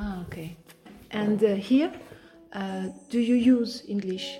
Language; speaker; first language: English; non-native, fluent; French